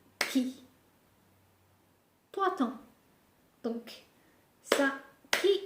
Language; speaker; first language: French; non-native, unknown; Japanese